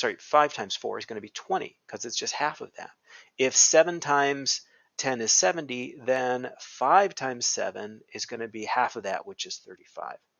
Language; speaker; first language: English; native; English